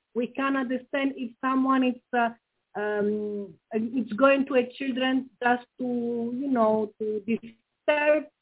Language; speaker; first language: English; non-native, fluent; Greek